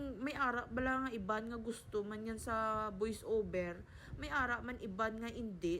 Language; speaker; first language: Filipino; non-native, local second language; Hiligaynon